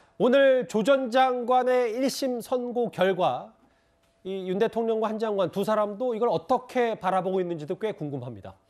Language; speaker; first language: Korean; native; Korean